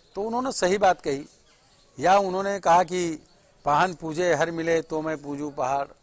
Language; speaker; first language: Hindi; native; Hindi